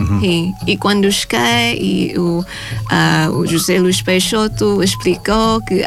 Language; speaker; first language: Portuguese; non-native, fluent; Thai